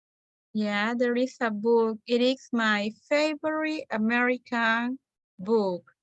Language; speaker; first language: English; non-native, learner; Spanish